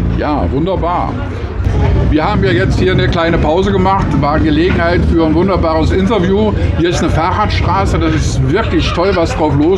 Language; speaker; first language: German; native; German